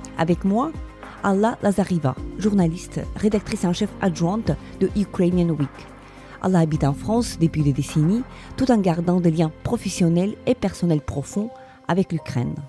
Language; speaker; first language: French; non-native, fluent; Ukrainian